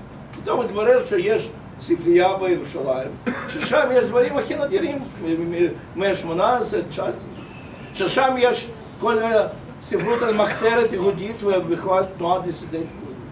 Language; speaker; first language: Hebrew; non-native, fluent; Russian